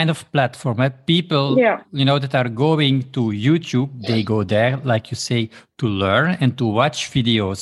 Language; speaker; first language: English; non-native, fluent; Dutch